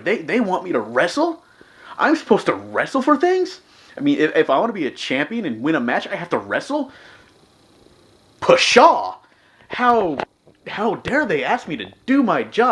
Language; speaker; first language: English; native; English